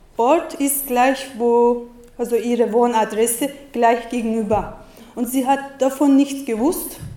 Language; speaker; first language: German; non-native, learner; Turkish